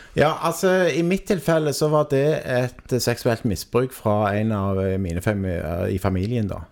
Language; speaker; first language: Norwegian; native; Norwegian